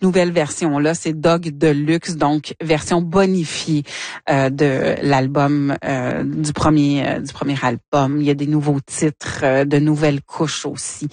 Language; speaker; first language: French; native; French